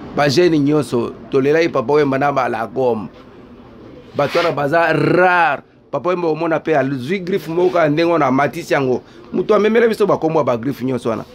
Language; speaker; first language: Lingala; native; Lingala